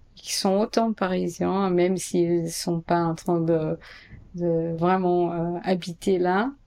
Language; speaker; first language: French; non-native, fluent; Portuguese